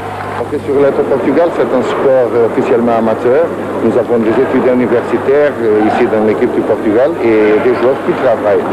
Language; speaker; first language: French; non-native, fluent; Portuguese